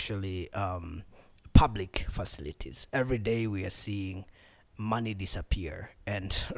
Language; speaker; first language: English; non-native, local second language; Kamba